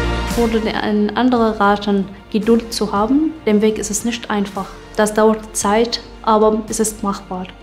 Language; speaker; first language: German; non-native, fluent; Arabic